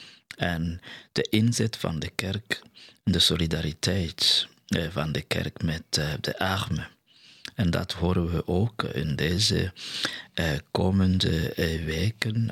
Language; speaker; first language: Dutch; non-native, fluent; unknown